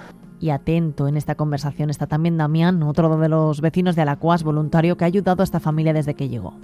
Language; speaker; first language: Spanish; native; Spanish